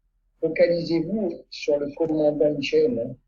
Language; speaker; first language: French; non-native, fluent; Italian